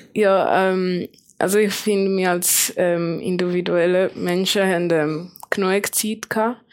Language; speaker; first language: German; native; German